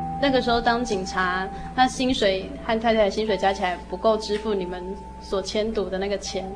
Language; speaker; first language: Chinese; native; Chinese